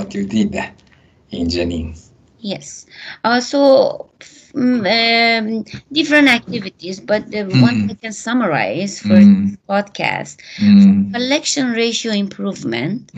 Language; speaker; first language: English; non-native, fluent; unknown